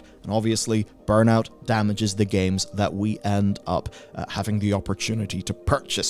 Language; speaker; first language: English; native; English